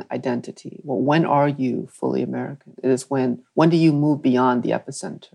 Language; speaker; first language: English; early bilingual, other home language; Vietnamese